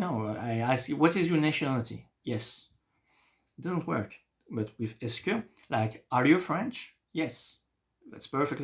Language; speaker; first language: English; non-native, fluent; French